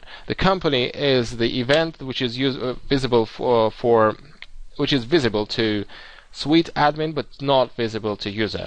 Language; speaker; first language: English; non-native, fluent; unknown